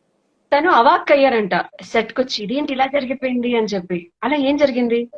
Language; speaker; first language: Telugu; native; Telugu